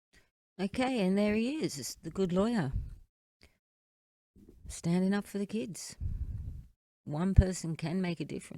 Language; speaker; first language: English; native; English